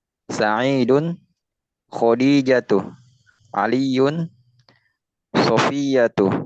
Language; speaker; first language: Arabic; non-native, learner; Indonesian